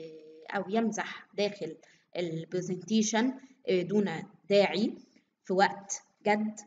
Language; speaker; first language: Arabic; native; Arabic